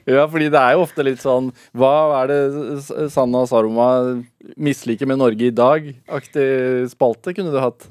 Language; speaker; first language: Norwegian; native; Norwegian